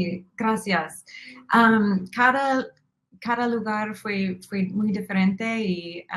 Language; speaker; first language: Spanish; non-native, fluent; English